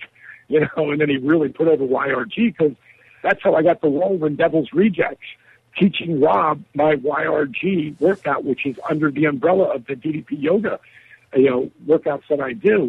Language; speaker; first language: English; native; English